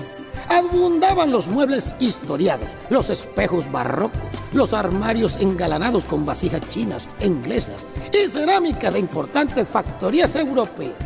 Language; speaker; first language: Spanish; native; Spanish